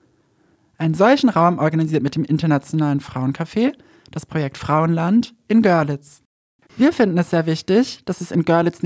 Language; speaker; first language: German; native; German